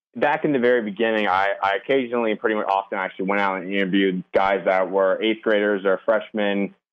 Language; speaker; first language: English; native; English